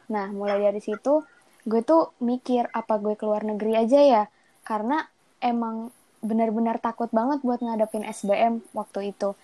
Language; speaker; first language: Indonesian; native; Indonesian